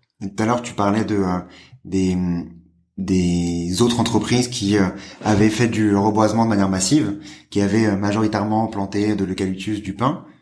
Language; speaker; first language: French; native; French